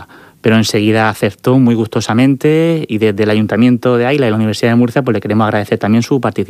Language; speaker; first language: Spanish; native; Spanish